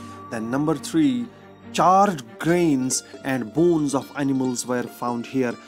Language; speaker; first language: English; non-native, local second language; Kashmiri